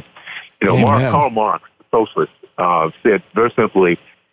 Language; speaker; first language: English; native; English